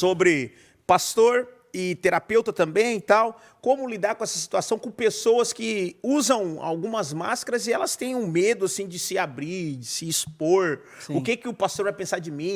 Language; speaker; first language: Portuguese; native; Portuguese